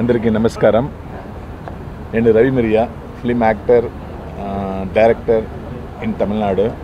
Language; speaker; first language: Telugu; non-native, learner; Tamil